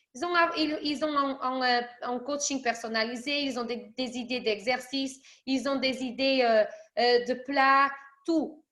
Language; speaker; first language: French; early bilingual, other home language; Portuguese